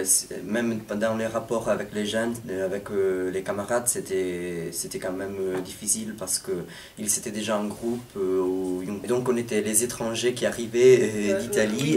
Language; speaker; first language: French; non-native, fluent; Italian